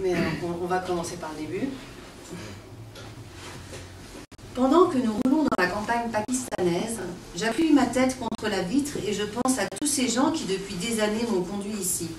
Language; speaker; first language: French; native; French